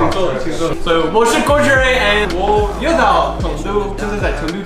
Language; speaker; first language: Chinese; non-native, fluent; English